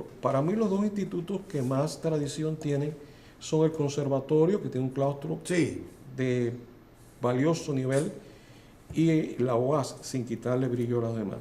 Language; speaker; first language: Spanish; native; Spanish